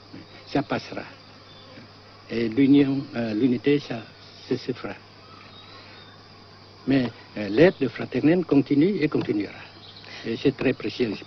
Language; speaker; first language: French; non-native, fluent; Vietnamese